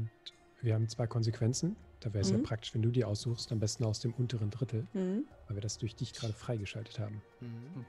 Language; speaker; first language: German; native; German